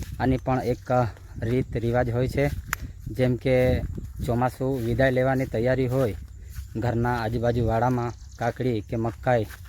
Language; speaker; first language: Gujarati; non-native, local second language; Vasavi